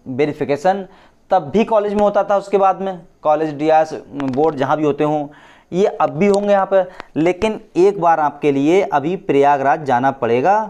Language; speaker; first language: Hindi; native; Hindi